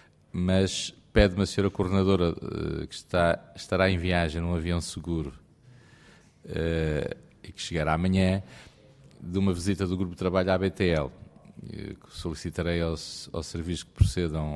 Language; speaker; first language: Portuguese; native; Portuguese